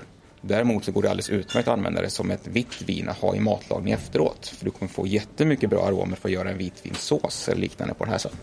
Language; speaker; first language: Swedish; native; Swedish